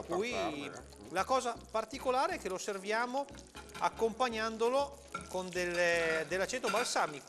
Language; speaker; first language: Italian; native; Italian